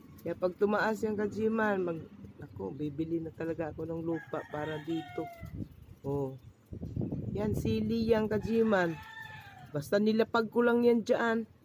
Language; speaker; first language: Filipino; native; Filipino